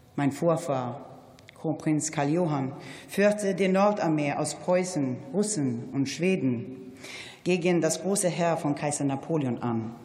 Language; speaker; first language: German; non-native, fluent; Swedish